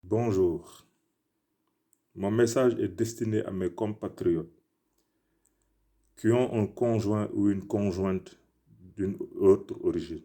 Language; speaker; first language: French; non-native, local second language; Wolof